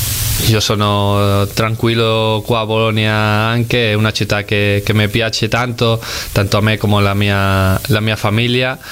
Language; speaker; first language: Italian; non-native, fluent; Spanish